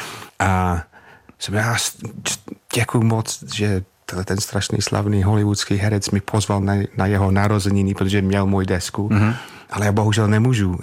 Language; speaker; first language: Czech; non-native, fluent; English